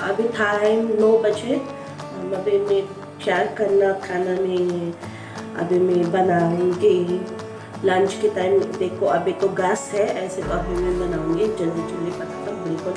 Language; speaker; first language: Hindi; non-native, learner; Filipino